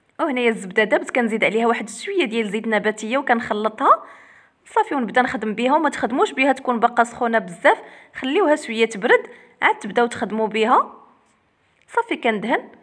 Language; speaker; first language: Arabic; native; Arabic